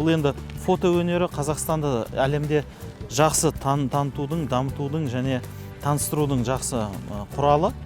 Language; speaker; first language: Kazakh; non-native, local second language; Russian